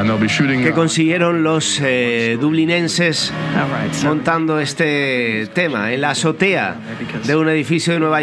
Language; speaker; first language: Spanish; native; Spanish